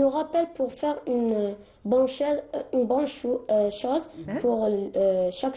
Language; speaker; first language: French; non-native, learner; Arabic